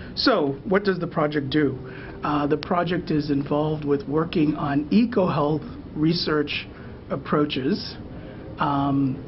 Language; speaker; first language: English; native; English